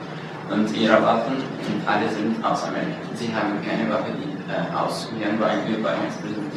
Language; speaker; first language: German; non-native, learner; Arabic